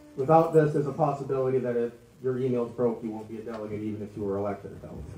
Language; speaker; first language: English; native; English